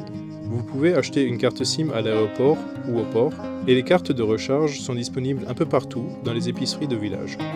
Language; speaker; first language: French; native; French